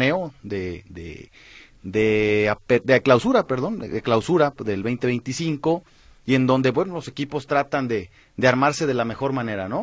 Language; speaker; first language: Spanish; native; Spanish